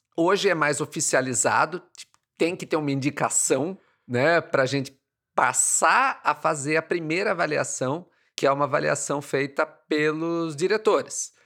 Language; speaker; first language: Portuguese; native; Portuguese